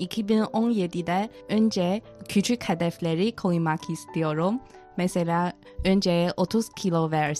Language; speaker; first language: Turkish; non-native, fluent; Chinese